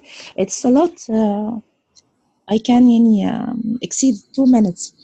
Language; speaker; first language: English; non-native, learner; Arabic